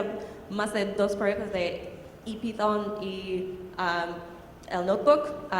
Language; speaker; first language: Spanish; non-native, learner; English